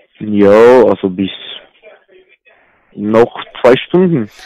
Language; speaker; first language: German; non-native, learner; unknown